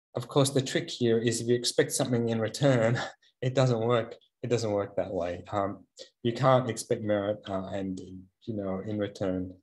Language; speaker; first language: English; native; English